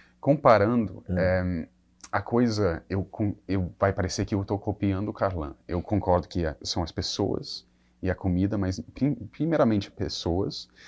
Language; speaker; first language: Portuguese; non-native, fluent; English